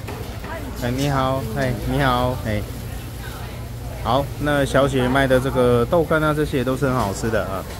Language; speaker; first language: Chinese; native; Chinese